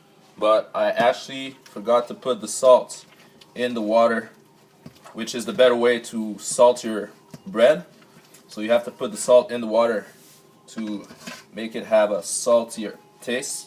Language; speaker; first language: English; non-native, local second language; French